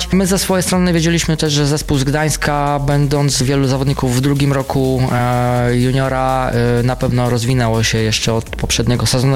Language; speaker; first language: Polish; native; Polish